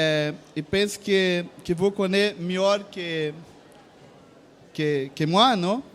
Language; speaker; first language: French; non-native, learner; Portuguese